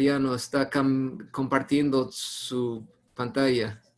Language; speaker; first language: Spanish; non-native, fluent; English